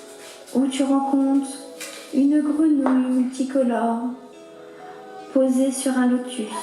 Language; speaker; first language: French; native; French